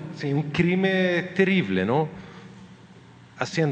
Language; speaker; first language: Spanish; non-native, learner; Swedish